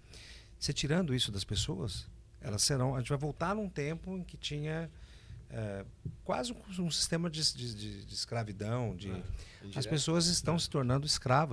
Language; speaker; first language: Portuguese; native; Portuguese